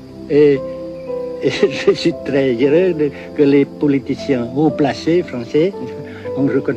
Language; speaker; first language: French; non-native, local second language; Vietnamese